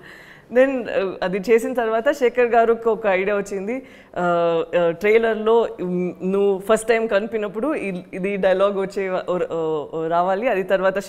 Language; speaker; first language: Telugu; non-native, learner; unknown